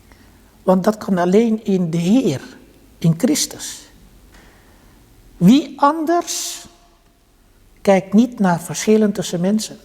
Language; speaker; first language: Dutch; early bilingual, other home language; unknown